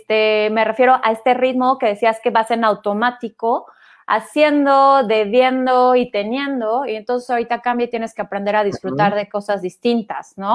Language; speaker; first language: Spanish; native; Spanish